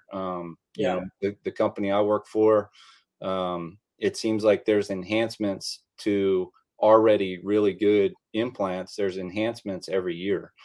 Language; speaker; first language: English; native; English